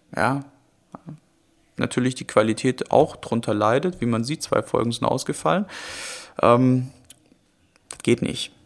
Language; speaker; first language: German; native; German